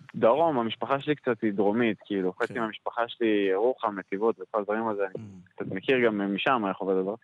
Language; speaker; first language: Hebrew; native; Hebrew